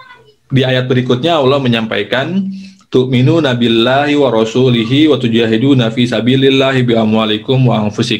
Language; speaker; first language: Indonesian; native; Indonesian